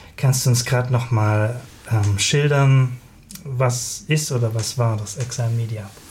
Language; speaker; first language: German; native; German